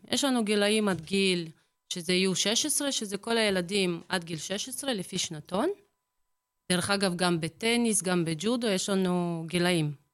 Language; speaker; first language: Hebrew; early bilingual, other home language; Russian